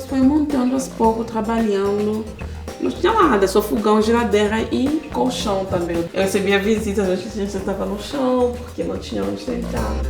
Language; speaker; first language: Portuguese; non-native, fluent; Swahili